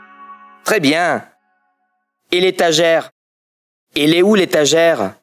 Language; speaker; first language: French; non-native, fluent; Spanish